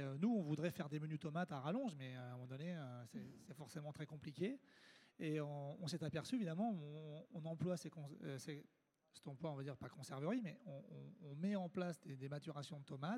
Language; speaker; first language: French; native; French